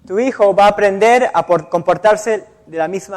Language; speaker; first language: Spanish; native; Spanish